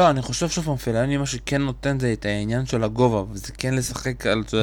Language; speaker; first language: Hebrew; native; Hebrew